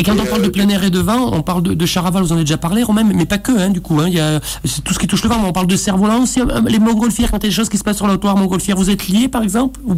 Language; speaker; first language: French; native; French